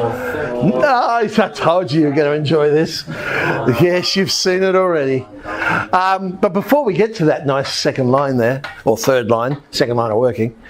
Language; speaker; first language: English; native; English